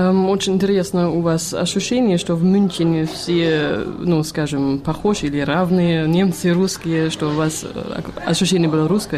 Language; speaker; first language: Russian; non-native, fluent; German